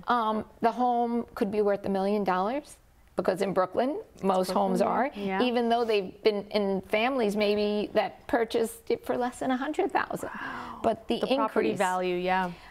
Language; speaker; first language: English; native; English